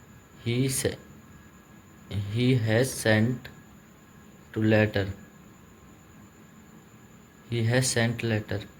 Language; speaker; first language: English; non-native, learner; Hindi